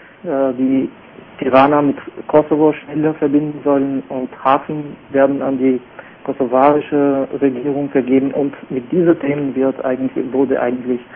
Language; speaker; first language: German; non-native, fluent; Albanian